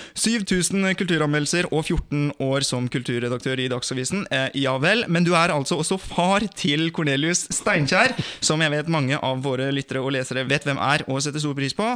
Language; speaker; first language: Norwegian; native; Norwegian